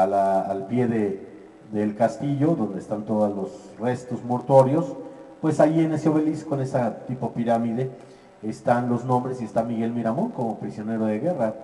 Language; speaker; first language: Spanish; native; Spanish